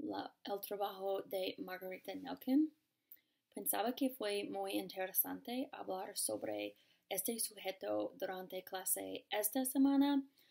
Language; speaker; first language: Spanish; non-native, learner; English